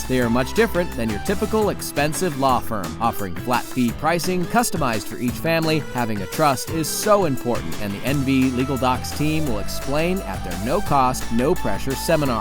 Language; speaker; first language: English; native; English